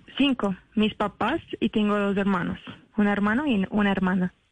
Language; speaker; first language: Spanish; non-native, learner; Arabic